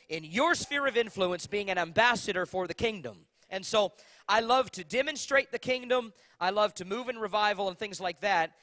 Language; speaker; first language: English; native; English